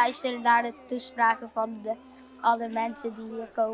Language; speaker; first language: Dutch; early bilingual, other home language; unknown